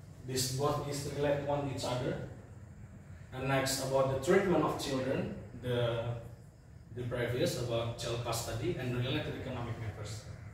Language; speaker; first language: English; non-native, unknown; Indonesian